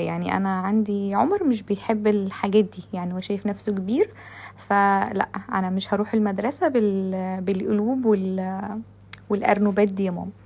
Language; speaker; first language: Arabic; native; Arabic